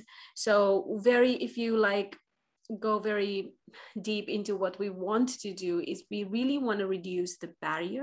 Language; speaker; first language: English; non-native, local second language; Bangla